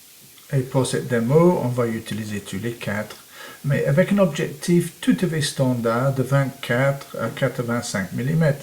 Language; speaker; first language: French; non-native, fluent; English